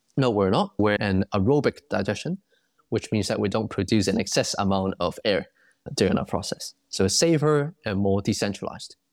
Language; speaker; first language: English; non-native, local second language; Cantonese